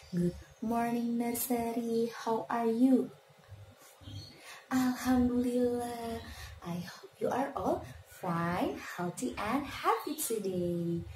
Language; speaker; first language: English; non-native, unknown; Indonesian